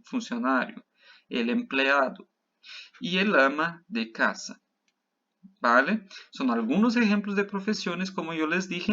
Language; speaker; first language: Spanish; non-native, fluent; Portuguese